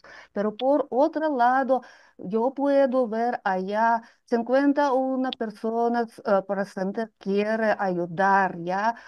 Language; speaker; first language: Spanish; non-native, fluent; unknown